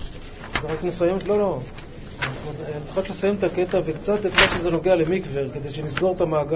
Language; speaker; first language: Hebrew; native; Hebrew